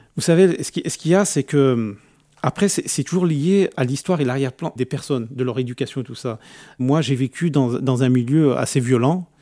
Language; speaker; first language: French; early bilingual, other home language; Arabic